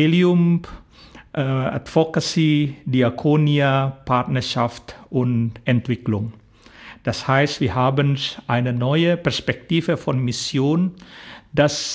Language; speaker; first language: German; non-native, fluent; Indonesian